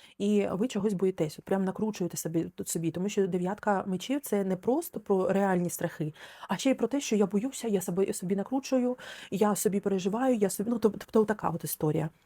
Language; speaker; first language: Ukrainian; non-native, local second language; Russian